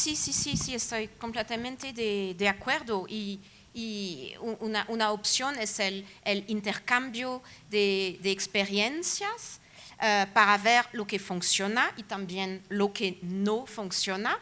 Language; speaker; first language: Spanish; non-native, fluent; French